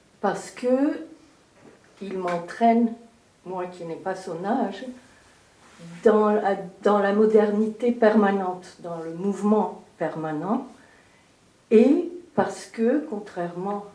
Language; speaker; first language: French; early bilingual, heritage; French